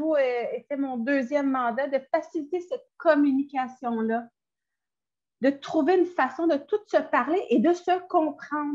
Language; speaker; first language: French; native; French